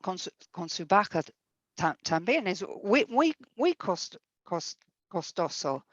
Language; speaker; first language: Spanish; non-native, fluent; English